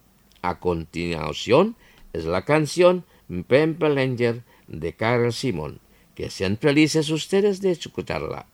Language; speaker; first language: Spanish; non-native, fluent; Indonesian